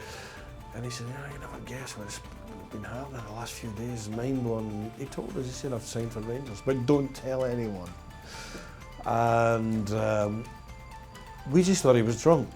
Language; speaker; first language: English; native; English